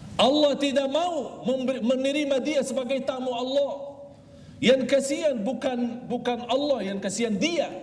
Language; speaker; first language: Malay; non-native, fluent; Arabic